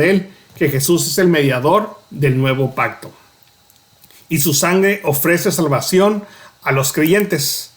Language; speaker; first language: Spanish; native; Spanish